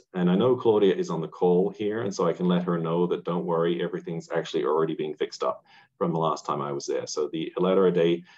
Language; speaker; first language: English; native; English